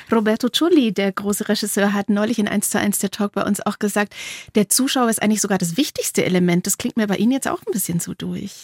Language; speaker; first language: German; native; German